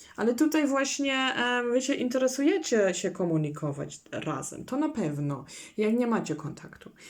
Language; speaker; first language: Polish; non-native, learner; German